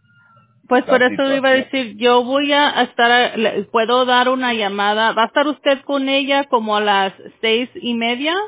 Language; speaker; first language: Spanish; early bilingual, heritage; Spanish